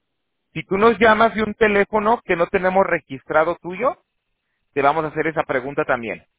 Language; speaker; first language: Spanish; native; Spanish